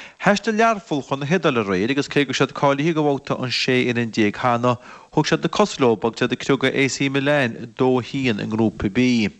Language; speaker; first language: Irish; native; Irish